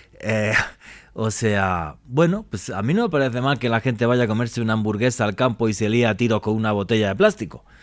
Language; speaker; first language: Spanish; native; Spanish